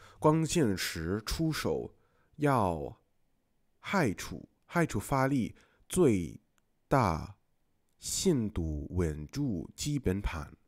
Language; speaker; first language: Chinese; non-native, fluent; English